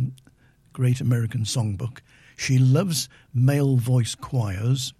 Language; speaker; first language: English; native; English